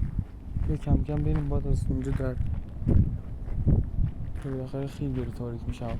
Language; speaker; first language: Persian; native; Persian